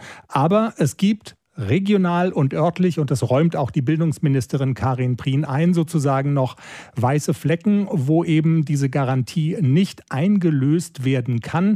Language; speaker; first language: German; native; German